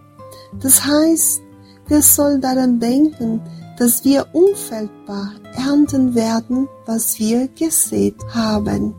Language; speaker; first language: German; non-native, fluent; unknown